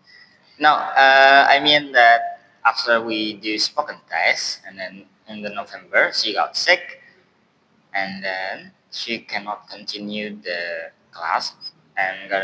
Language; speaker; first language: English; non-native, learner; Indonesian